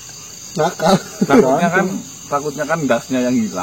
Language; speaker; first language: Indonesian; native; Indonesian